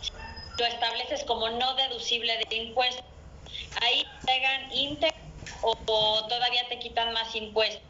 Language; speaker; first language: Spanish; native; Spanish